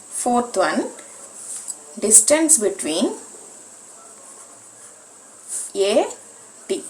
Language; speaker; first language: English; non-native, local second language; Telugu